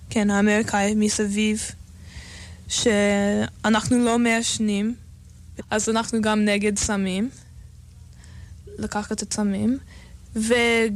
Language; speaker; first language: Hebrew; non-native, learner; English